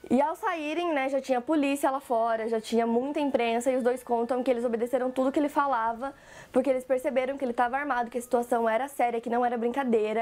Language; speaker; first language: Portuguese; native; Portuguese